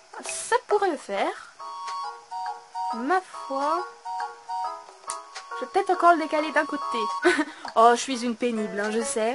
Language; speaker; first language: French; native; French